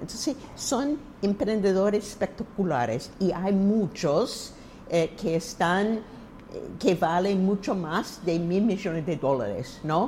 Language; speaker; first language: Spanish; non-native, fluent; English